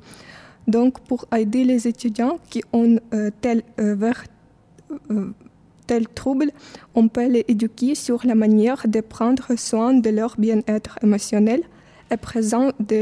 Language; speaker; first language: French; non-native, fluent; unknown